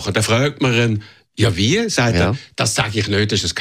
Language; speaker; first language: German; native; German